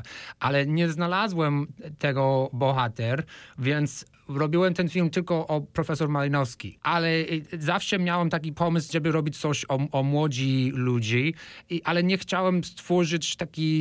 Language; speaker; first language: Polish; non-native, fluent; English